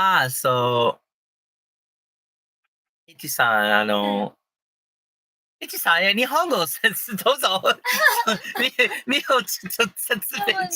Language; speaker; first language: Japanese; non-native, learner; English